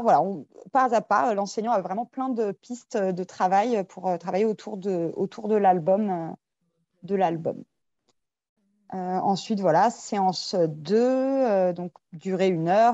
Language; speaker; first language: French; native; French